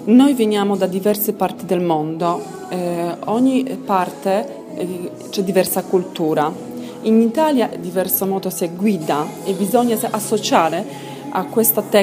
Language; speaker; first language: Italian; non-native, learner; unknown